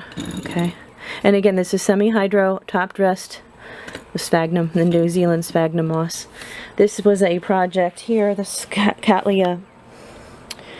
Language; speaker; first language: English; native; English